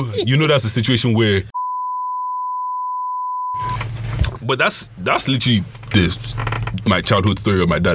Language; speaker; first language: English; non-native, local second language; Yoruba